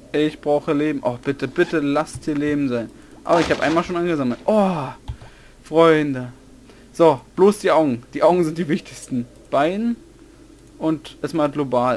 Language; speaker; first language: German; native; German